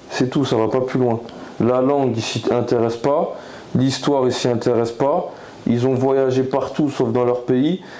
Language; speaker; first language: French; native; French